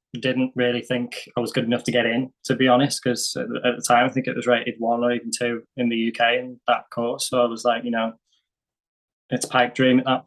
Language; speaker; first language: English; native; English